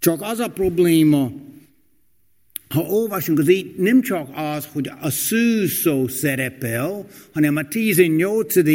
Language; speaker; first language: Hungarian; non-native, fluent; English